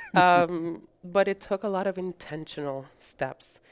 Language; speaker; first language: English; early bilingual, other home language; Spanish